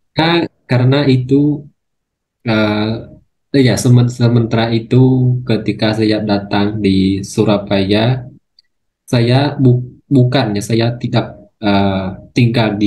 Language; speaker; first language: Indonesian; non-native, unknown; Khmer